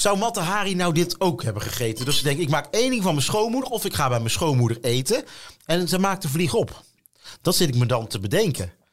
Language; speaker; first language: Dutch; native; Dutch